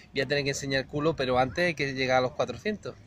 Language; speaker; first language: Spanish; native; Spanish